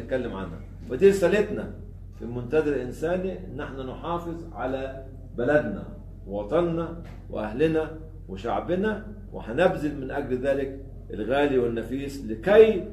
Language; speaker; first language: Arabic; native; Arabic